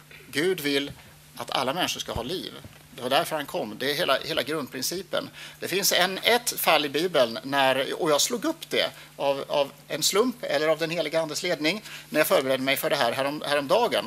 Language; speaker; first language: Swedish; native; Swedish